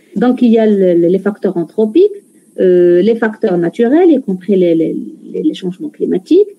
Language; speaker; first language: French; non-native, local second language; Arabic